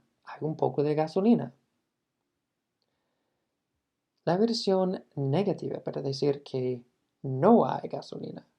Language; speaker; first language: Spanish; non-native, fluent; English